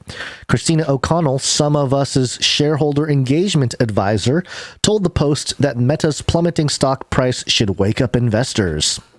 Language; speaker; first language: English; native; English